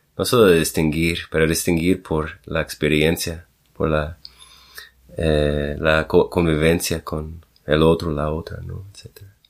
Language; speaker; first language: Spanish; non-native, fluent; English